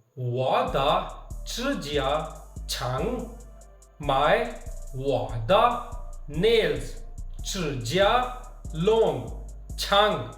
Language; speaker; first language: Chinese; non-native, fluent; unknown